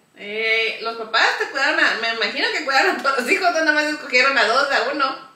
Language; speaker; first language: Spanish; early bilingual, other home language; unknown